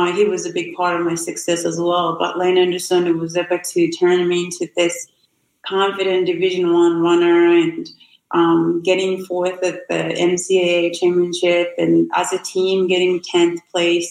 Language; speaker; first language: English; non-native, fluent; Rundi